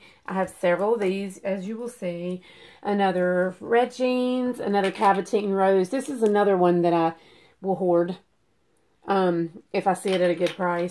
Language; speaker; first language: English; native; English